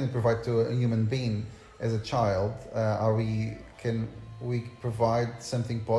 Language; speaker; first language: English; non-native, fluent; Portuguese